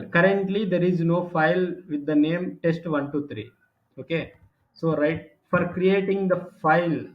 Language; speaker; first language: English; non-native, local second language; Telugu